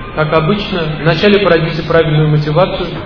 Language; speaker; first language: Russian; native; Russian